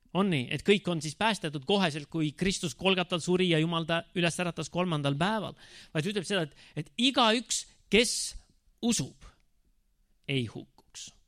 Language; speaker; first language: Estonian; native; Estonian